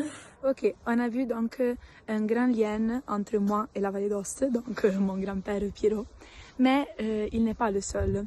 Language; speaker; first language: French; non-native, local second language; Italian